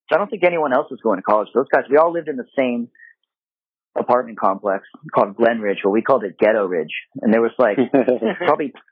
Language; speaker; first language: English; non-native, fluent; Japanese